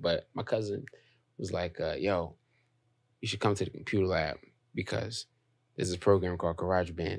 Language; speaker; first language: English; native; English